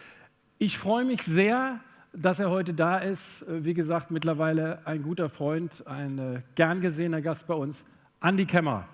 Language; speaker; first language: German; native; German